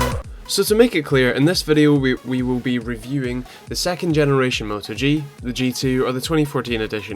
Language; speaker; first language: English; native; English